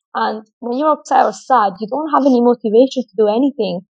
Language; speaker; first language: English; non-native, fluent; Italian